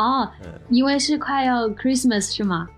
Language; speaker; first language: Chinese; native; Chinese